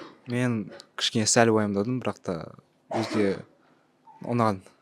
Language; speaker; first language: Kazakh; non-native, local second language; Russian